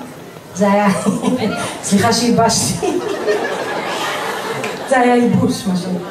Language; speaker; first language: Hebrew; native; Hebrew